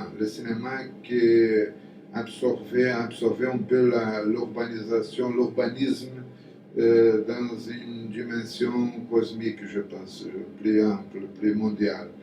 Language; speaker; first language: French; non-native, fluent; Portuguese